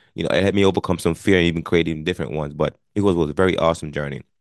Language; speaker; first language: English; non-native, local second language; Jamaican Creole English